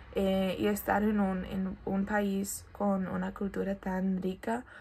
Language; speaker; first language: Spanish; non-native, fluent; English